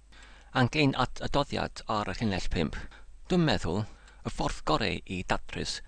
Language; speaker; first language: Welsh; non-native, learner; English